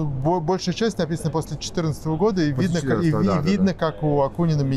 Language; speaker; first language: Russian; native; Russian